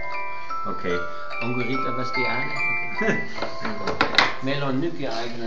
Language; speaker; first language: Finnish; non-native, learner; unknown